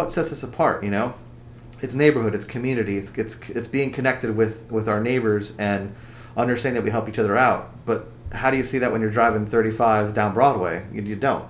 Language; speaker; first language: English; native; English